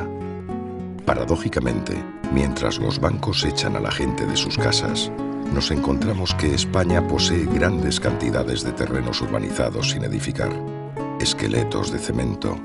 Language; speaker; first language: Spanish; native; Spanish